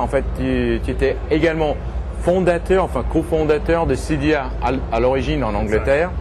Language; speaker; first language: French; native; French